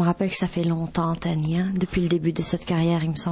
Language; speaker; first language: French; non-native, local second language; Arabic